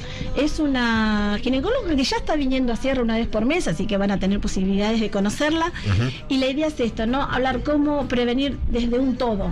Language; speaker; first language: Spanish; native; Spanish